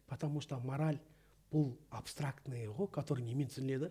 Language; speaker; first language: Russian; non-native, local second language; Kazakh